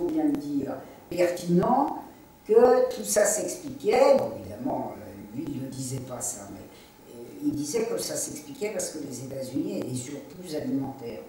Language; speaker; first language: French; native; French